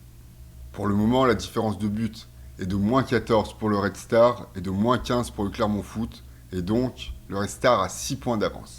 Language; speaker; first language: French; native; French